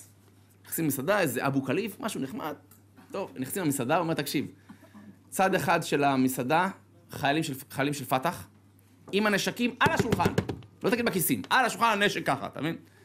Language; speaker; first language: Hebrew; native; Hebrew